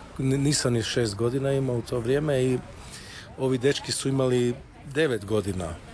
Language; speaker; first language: Croatian; early bilingual, heritage; Croatian